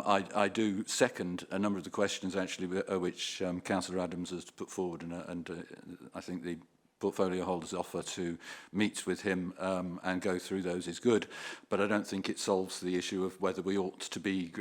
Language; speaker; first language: English; native; English